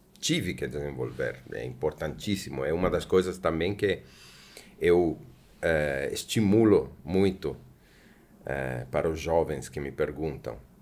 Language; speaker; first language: Portuguese; non-native, fluent; Italian